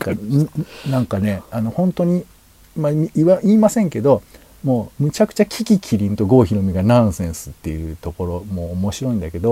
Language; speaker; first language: Japanese; native; Japanese